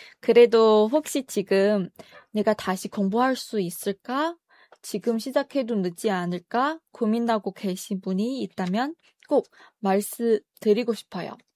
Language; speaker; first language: Korean; non-native, fluent; Chinese